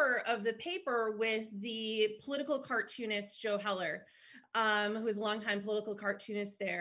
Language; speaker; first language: English; native; English